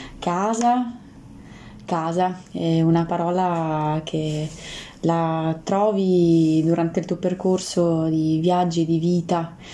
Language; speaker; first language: Italian; non-native, fluent; Russian